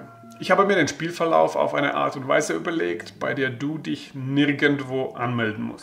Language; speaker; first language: German; native; German